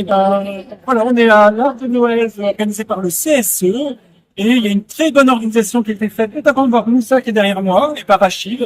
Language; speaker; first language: French; native; French